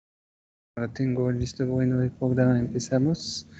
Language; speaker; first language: Spanish; non-native, fluent; French